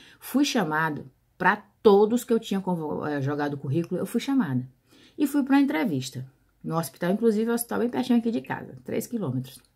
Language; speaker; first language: Portuguese; native; Portuguese